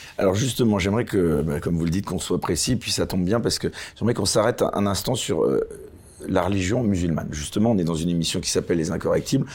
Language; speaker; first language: French; native; French